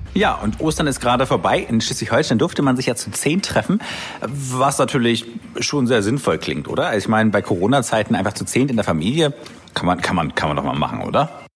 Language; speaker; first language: German; native; German